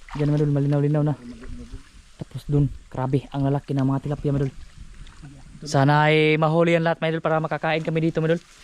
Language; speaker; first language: Filipino; non-native, local second language; Cebuano